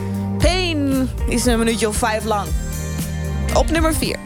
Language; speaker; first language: Dutch; native; Dutch